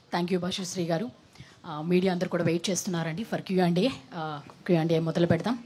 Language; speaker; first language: Telugu; native; Telugu